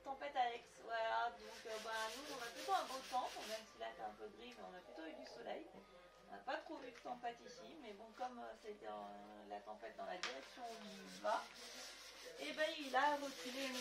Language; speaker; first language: French; native; French